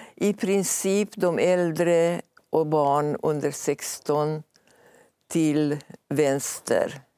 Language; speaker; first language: Swedish; non-native, fluent; Hungarian